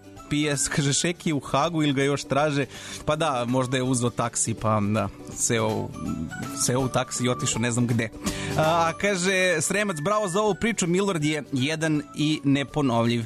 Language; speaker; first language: Serbian; native; Serbian